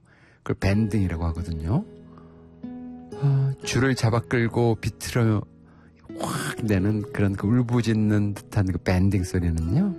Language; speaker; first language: Korean; native; Korean